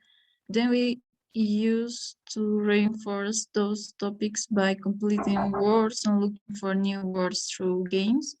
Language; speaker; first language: English; non-native, learner; Spanish